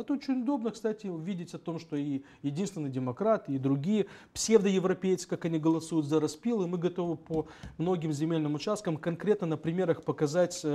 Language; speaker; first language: Russian; native; Russian